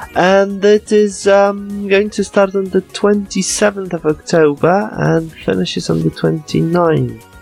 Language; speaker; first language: English; non-native, fluent; Polish